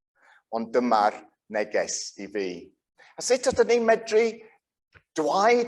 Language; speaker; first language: Welsh; non-native, local second language; English